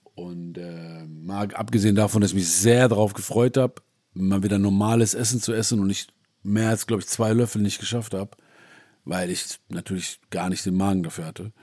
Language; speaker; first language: German; native; German